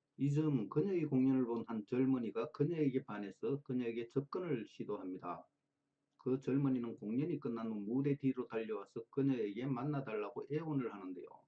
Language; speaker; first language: Korean; native; Korean